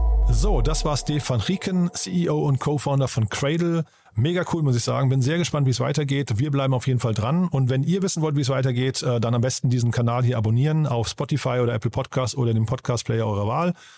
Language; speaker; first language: German; native; German